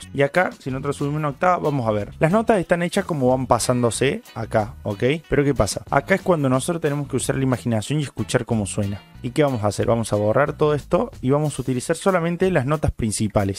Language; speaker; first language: Spanish; native; Spanish